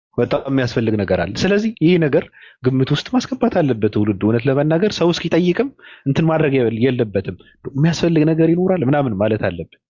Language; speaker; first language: Amharic; native; Amharic